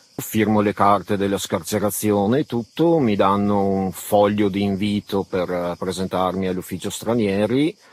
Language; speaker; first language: Italian; early bilingual, other home language; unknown